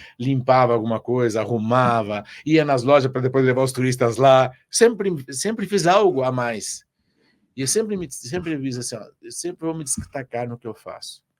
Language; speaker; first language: Portuguese; early bilingual, other home language; Spanish